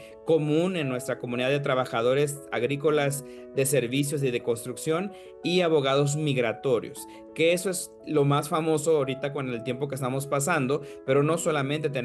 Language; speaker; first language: Spanish; native; Spanish